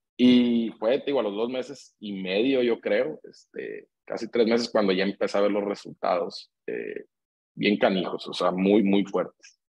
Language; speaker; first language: Spanish; native; Spanish